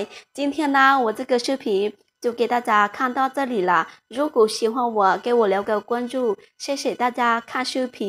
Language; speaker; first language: Chinese; non-native, fluent; Lao